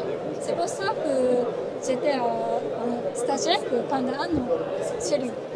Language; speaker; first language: French; non-native, learner; Japanese